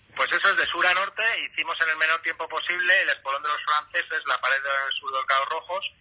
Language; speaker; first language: Spanish; native; Spanish